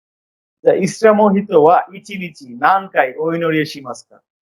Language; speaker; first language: Japanese; non-native, fluent; Bangla